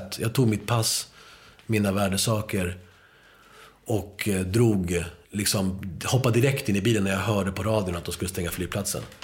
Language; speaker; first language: Swedish; early bilingual, other home language; Spanish